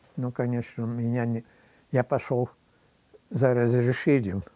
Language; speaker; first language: Russian; non-native, fluent; Polish